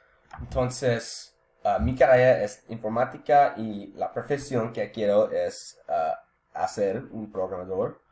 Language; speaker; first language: Spanish; non-native, learner; English